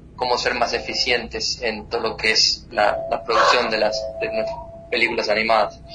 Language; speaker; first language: Spanish; native; Spanish